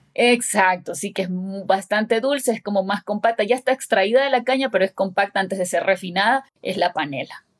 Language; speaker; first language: Spanish; native; Spanish